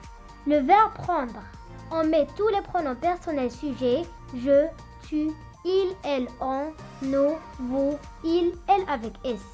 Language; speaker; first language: French; non-native, fluent; Arabic